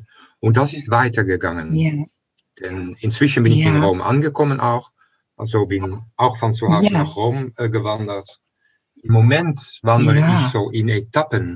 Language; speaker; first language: German; non-native, fluent; Dutch